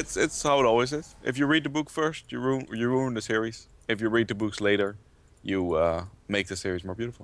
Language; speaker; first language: English; non-native, fluent; Dutch